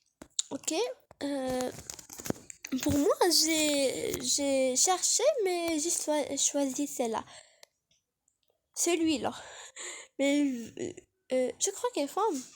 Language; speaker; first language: French; non-native, learner; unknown